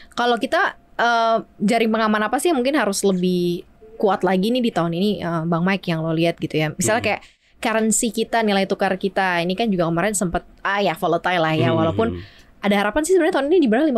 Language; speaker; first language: Indonesian; native; Indonesian